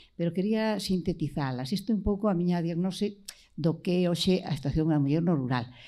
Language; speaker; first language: Galician; native; Galician